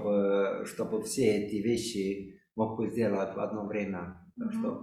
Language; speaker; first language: Russian; non-native, local second language; Estonian